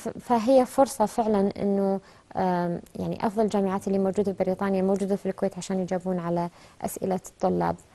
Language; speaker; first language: Arabic; native; Arabic